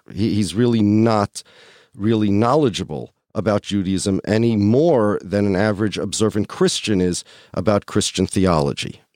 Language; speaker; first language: English; early bilingual, other home language; Polish